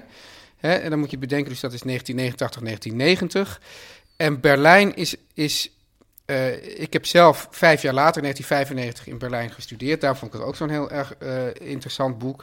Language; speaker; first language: Dutch; native; Dutch